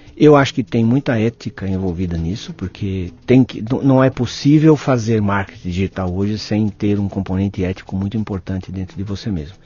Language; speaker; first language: Portuguese; native; Portuguese